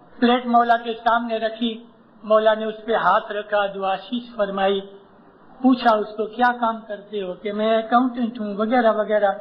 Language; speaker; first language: Urdu; non-native, local second language; Gujarati